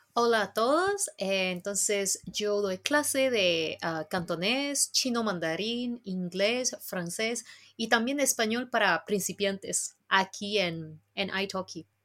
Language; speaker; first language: Spanish; non-native, fluent; Cantonese